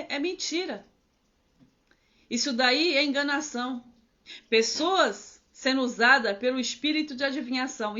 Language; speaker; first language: Portuguese; native; Portuguese